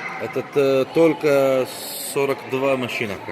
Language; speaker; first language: Russian; non-native, learner; Arabic